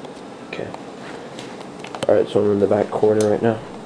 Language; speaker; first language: English; native; English